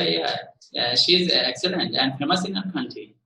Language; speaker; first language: English; non-native, learner; Bangla